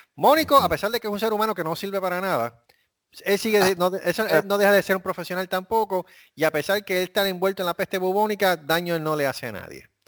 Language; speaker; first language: Spanish; native; Spanish